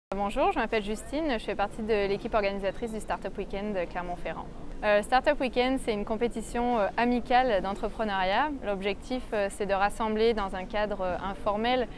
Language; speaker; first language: French; native; French